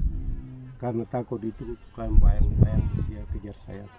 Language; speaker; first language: Indonesian; non-native, local second language; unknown